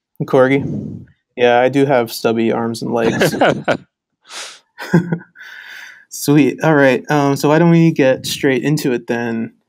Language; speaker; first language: English; native; English